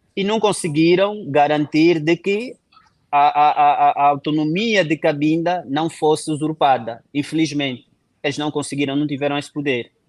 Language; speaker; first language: Portuguese; non-native, local second language; Kongo